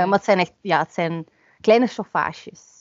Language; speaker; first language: Dutch; native; Dutch